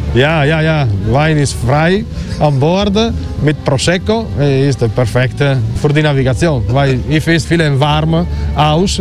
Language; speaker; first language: German; non-native, learner; Italian